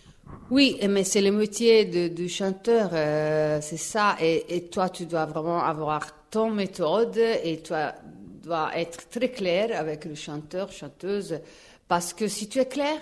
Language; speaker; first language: French; non-native, fluent; Italian